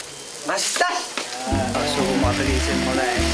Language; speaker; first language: Korean; non-native, learner; Nepali